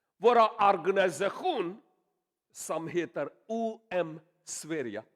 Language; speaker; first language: Swedish; non-native, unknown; Urdu